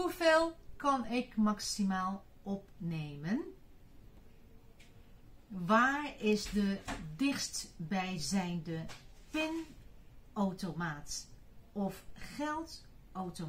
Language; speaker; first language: Dutch; non-native, fluent; Chinese